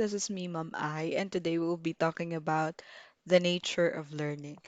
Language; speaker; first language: English; non-native, local second language; Filipino